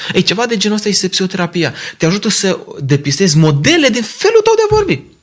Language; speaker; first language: Romanian; native; Romanian